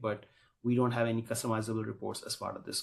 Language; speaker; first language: English; native; English